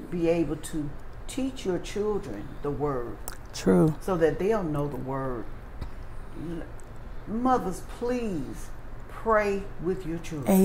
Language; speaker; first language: English; native; English